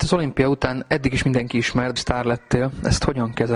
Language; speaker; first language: Hungarian; native; Hungarian